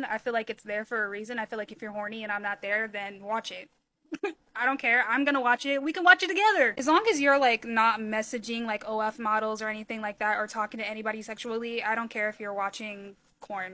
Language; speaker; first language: English; native; English